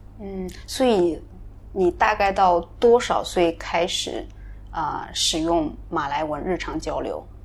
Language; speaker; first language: Chinese; native; Chinese